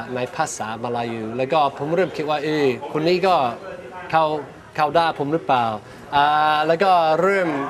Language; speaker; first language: Thai; non-native, fluent; English